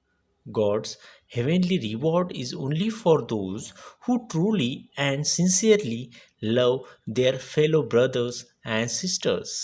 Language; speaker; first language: English; non-native, local second language; Marathi